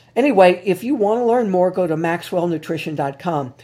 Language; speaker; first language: English; native; English